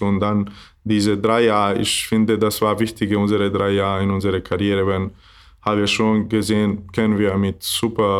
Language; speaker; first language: German; non-native, learner; Bosnian